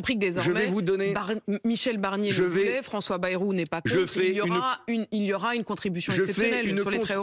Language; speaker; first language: French; native; French